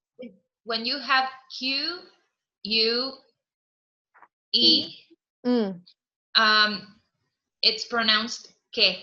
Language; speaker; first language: English; non-native, fluent; Spanish